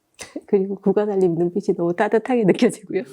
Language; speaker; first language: Korean; native; Korean